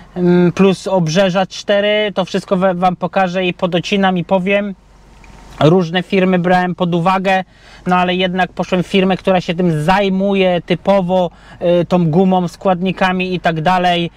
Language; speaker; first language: Polish; native; Polish